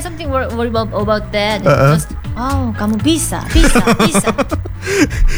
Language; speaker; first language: English; non-native, learner; Indonesian